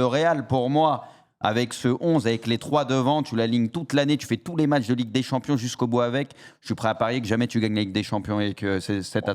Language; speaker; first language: French; native; French